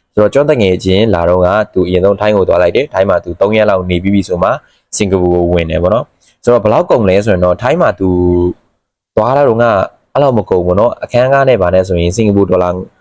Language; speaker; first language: Burmese; native; Burmese